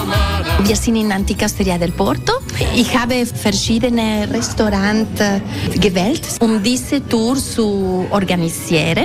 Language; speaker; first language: German; non-native, local second language; Italian